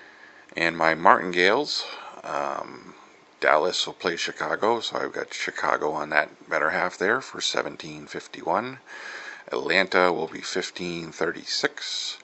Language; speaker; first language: English; native; English